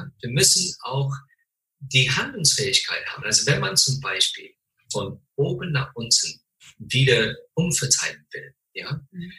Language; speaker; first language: German; non-native, fluent; English